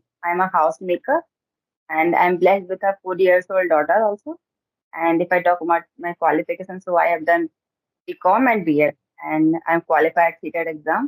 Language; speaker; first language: English; non-native, learner; Hindi